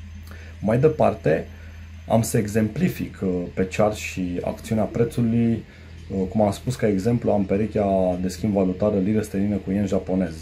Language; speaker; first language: Romanian; native; Romanian